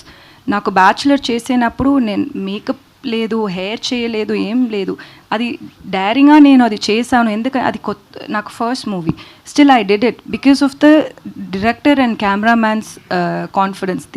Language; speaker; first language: Telugu; non-native, learner; Tamil